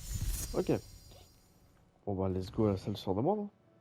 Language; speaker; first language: French; native; French